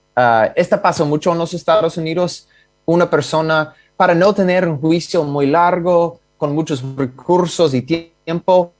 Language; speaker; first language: Spanish; non-native, fluent; English